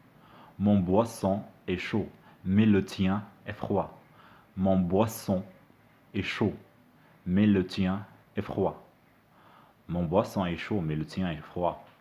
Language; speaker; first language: French; non-native, fluent; Arabic